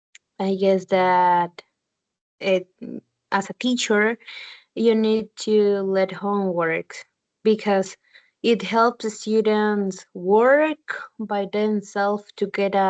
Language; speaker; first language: English; non-native, learner; Spanish